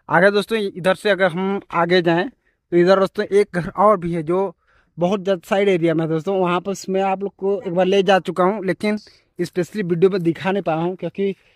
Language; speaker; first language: Hindi; native; Hindi